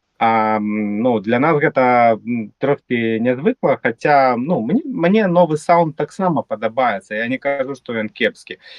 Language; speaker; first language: Belarusian; non-native, local second language; Russian